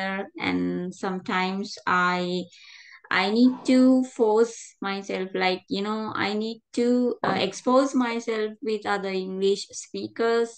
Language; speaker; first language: English; non-native, learner; Sinhala